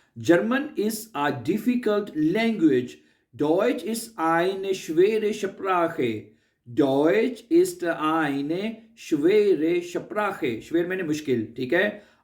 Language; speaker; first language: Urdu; native; Urdu